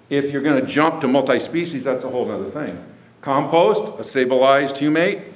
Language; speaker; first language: English; native; English